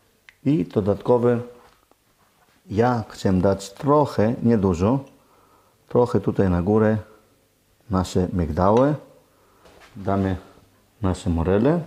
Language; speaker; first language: Polish; non-native, learner; Greek